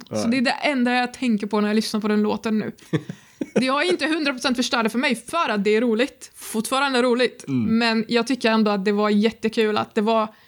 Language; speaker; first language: Swedish; non-native, fluent; Arabic